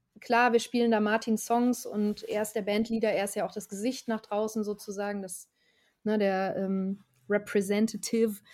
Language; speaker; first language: German; native; German